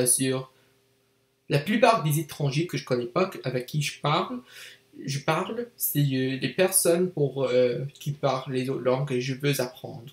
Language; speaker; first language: French; non-native, learner; English